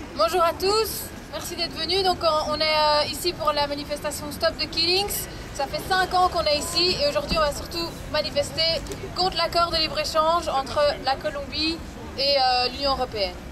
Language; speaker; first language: French; native; French